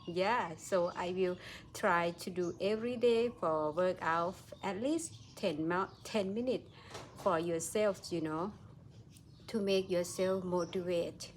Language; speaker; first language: English; non-native, learner; Thai